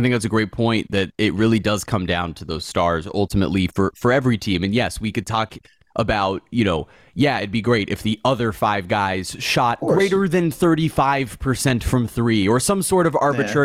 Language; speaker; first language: English; native; English